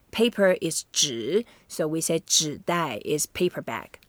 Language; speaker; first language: English; non-native, fluent; Chinese